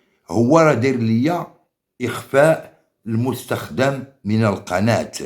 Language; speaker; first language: Arabic; native; Arabic